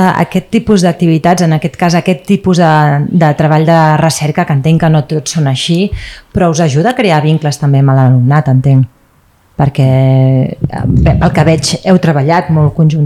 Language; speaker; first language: Catalan; native; Catalan